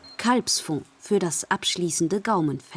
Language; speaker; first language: German; native; German